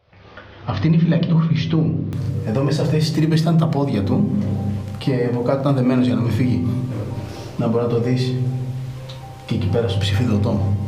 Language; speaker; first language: Greek; native; Greek